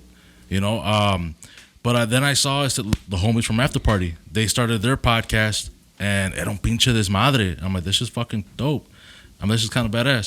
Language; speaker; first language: English; early bilingual, other home language; Spanish